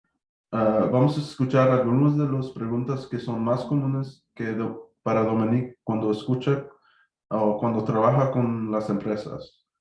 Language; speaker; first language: Spanish; early bilingual, heritage; Spanish